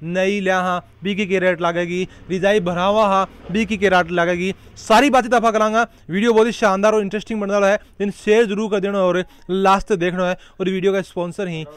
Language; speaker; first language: Hindi; native; Hindi